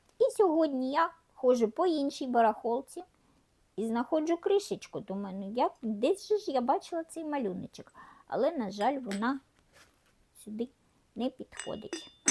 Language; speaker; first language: Ukrainian; non-native, local second language; Russian